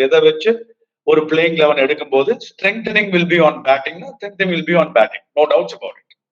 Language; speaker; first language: English; non-native, local second language; Tamil